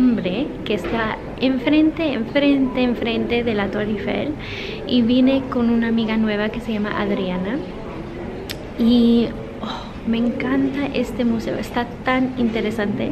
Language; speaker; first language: Spanish; early bilingual, heritage; English